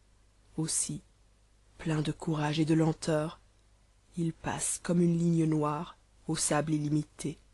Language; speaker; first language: French; native; French